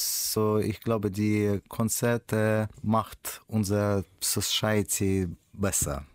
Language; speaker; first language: German; non-native, learner; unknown